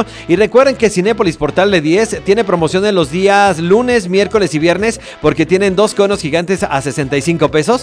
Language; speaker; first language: Spanish; native; Spanish